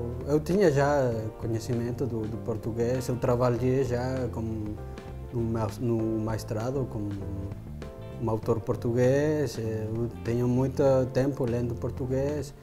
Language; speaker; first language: Portuguese; non-native, fluent; Spanish